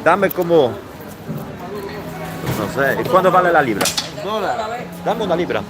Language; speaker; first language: Spanish; non-native, learner; Polish